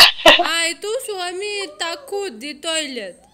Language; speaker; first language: Indonesian; non-native, learner; Russian